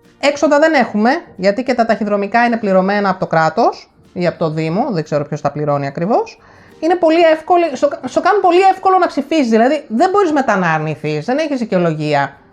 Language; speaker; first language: Greek; early bilingual, heritage; Greek